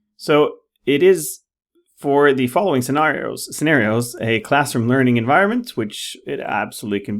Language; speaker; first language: English; non-native, fluent; Norwegian